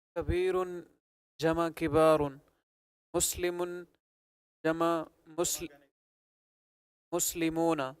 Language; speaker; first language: Arabic; non-native, learner; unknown